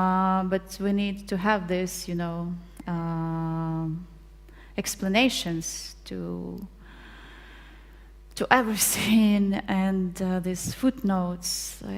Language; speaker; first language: English; non-native, fluent; Ukrainian